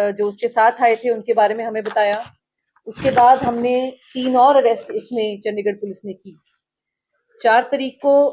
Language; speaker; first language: Hindi; non-native, local second language; Punjabi